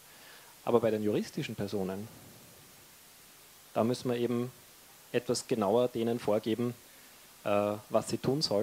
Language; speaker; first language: German; native; German